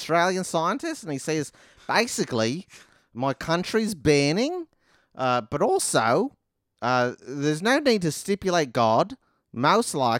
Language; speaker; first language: English; native; English